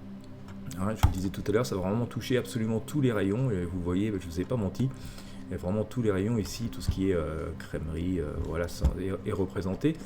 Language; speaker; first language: French; native; French